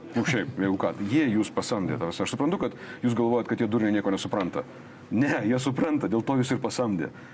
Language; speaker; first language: Lithuanian; native; Lithuanian